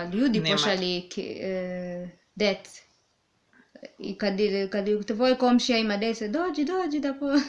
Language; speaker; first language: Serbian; non-native, learner; English